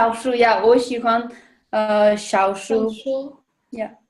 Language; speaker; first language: Chinese; non-native, learner; Tibetan